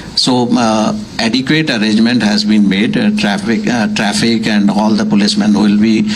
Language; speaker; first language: English; non-native, local second language; Bangla